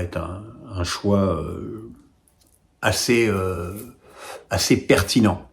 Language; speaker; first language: French; native; French